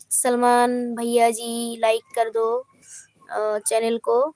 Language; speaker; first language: Hindi; non-native, learner; Bangla